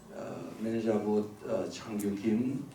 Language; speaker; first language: Russian; non-native, learner; Korean